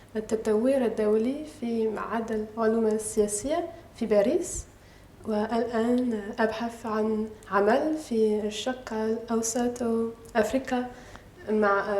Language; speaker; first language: Arabic; non-native, learner; French